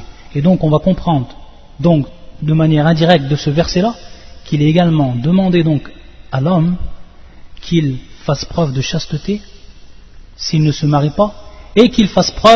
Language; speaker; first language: French; native; French